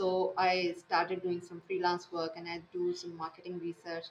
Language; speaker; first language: English; non-native, local second language; Urdu